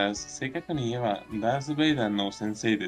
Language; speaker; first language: Japanese; non-native, fluent; Spanish